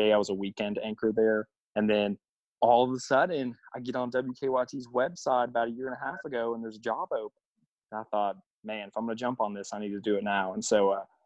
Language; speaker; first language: English; native; English